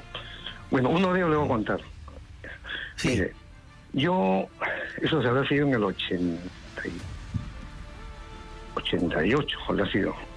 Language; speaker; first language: Spanish; native; Spanish